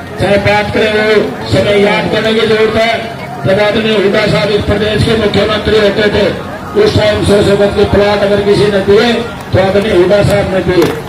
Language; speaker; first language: Hindi; native; Hindi